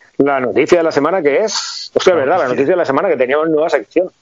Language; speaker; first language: Spanish; native; Spanish